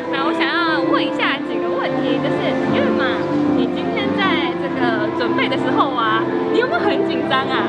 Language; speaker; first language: Chinese; non-native, fluent; Japanese